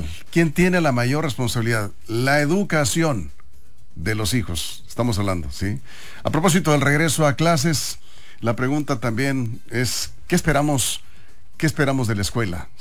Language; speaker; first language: Spanish; native; Spanish